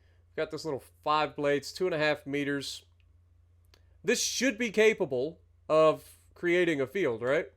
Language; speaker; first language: English; native; English